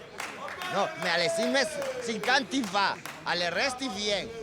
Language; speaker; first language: French; non-native, learner; Spanish